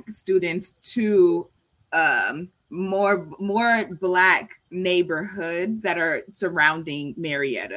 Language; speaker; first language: English; native; English